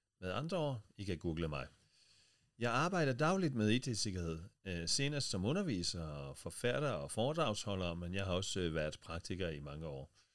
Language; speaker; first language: Danish; non-native, fluent; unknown